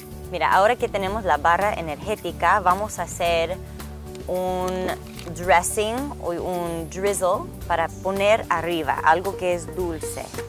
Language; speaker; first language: Spanish; non-native, fluent; English